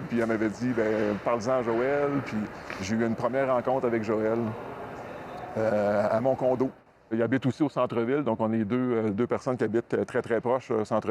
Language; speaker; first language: French; native; French